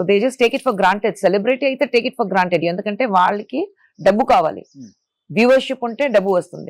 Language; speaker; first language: Telugu; non-native, local second language; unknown